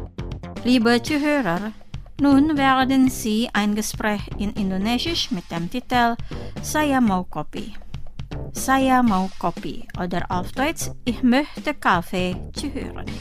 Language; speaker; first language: German; non-native, fluent; Indonesian